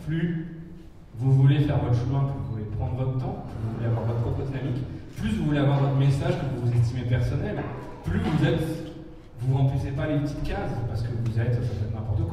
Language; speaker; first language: French; native; French